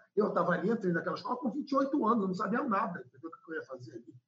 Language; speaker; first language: Portuguese; native; Portuguese